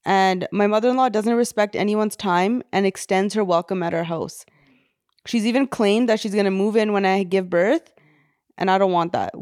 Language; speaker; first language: English; early bilingual, other home language; Punjabi